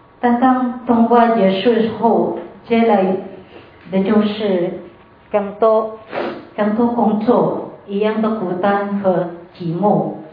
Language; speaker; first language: Chinese; non-native, fluent; Filipino